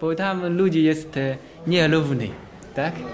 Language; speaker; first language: Polish; non-native, learner; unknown